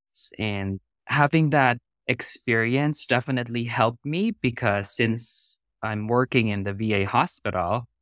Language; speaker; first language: English; non-native, local second language; Filipino